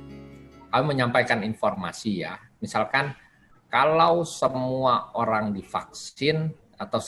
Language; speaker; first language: Indonesian; native; Indonesian